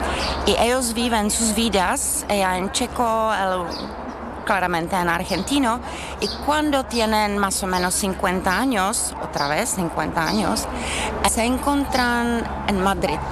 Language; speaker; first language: Spanish; non-native, learner; Czech